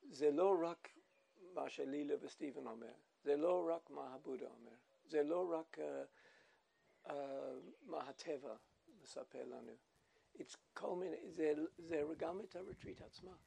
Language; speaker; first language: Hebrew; non-native, fluent; English